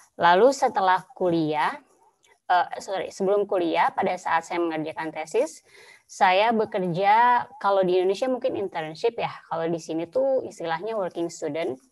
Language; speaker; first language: Indonesian; native; Indonesian